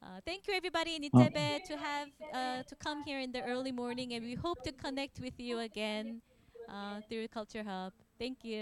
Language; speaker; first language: English; non-native, fluent; Korean